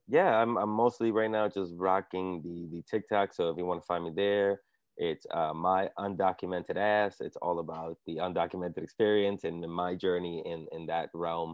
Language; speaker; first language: English; early bilingual, other home language; Spanish